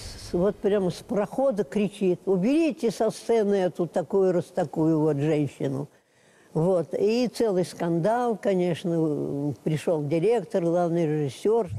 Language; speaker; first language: Russian; native; Russian